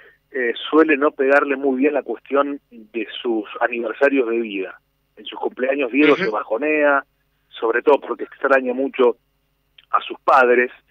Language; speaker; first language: Spanish; native; Spanish